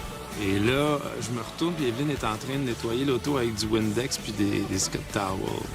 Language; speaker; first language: French; native; French